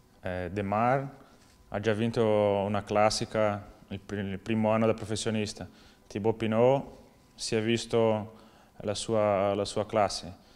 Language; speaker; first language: Italian; non-native, fluent; Portuguese